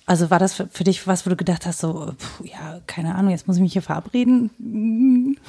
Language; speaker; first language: German; native; German